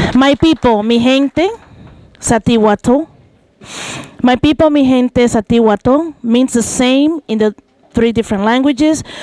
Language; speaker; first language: English; non-native, fluent; Spanish